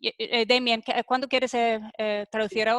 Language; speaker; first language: Spanish; non-native, fluent; German